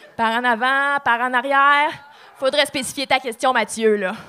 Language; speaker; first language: French; native; French